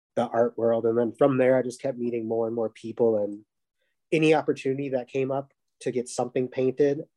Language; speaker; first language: English; native; English